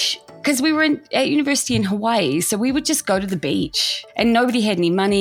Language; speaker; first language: English; native; English